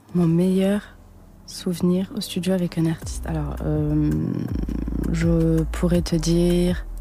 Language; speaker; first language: French; native; French